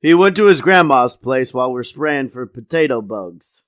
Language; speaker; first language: English; native; English